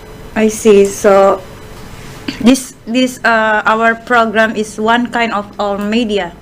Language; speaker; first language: English; non-native, fluent; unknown